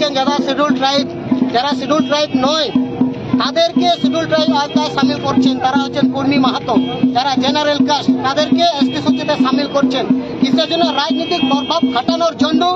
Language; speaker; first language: Bangla; non-native, local second language; Santali